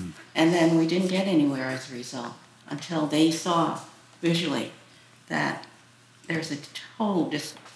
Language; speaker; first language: English; early bilingual, other home language; Chinese